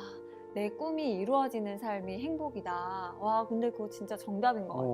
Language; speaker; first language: Korean; native; Korean